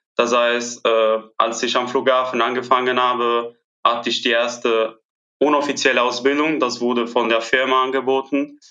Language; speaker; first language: German; non-native, fluent; Italian